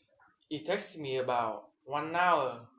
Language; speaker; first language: English; non-native, learner; Vietnamese